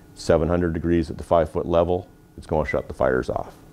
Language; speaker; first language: English; native; English